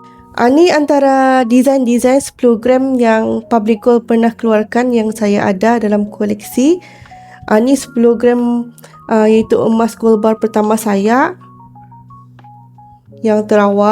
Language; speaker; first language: Malay; native; Malay